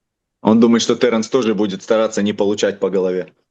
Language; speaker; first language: Russian; native; Russian